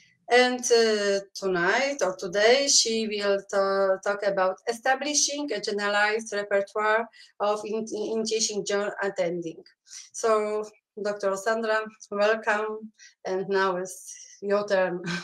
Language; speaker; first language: English; non-native, fluent; Polish